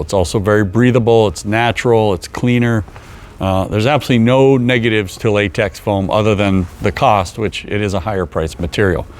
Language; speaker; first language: English; native; English